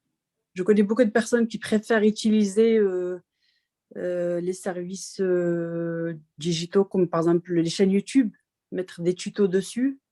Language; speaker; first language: French; non-native, local second language; Arabic